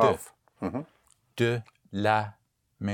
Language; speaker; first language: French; non-native, learner; English